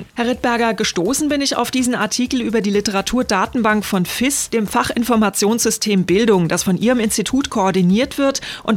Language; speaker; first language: German; native; German